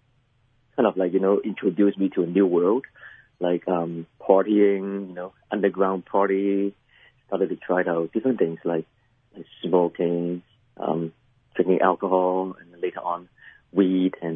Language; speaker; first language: English; early bilingual, other home language; Cantonese